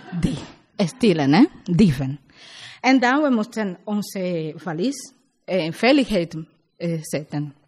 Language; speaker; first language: Dutch; non-native, learner; Spanish